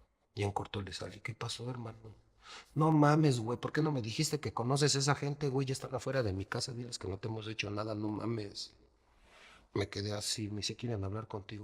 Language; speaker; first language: Spanish; native; Spanish